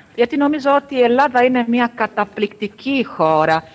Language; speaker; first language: Greek; non-native, fluent; Italian